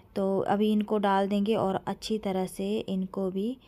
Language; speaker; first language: Hindi; native; Hindi